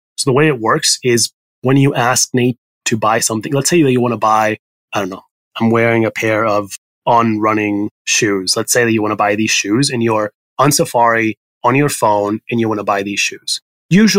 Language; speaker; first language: English; non-native, fluent; Spanish